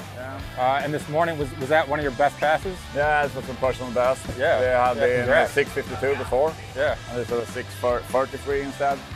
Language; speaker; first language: English; non-native, fluent; Swedish